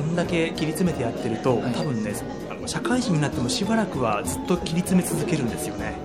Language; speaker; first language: Japanese; native; Japanese